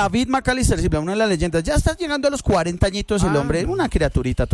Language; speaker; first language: Spanish; native; Spanish